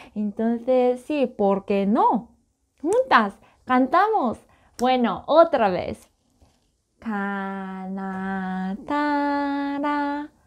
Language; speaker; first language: Spanish; non-native, learner; Korean